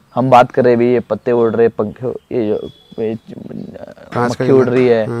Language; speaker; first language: Hindi; native; Hindi